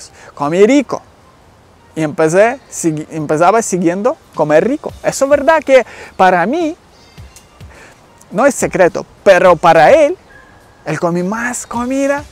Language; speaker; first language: Spanish; non-native, learner; Ukrainian